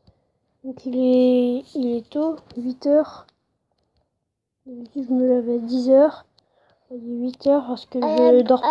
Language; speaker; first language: French; native; French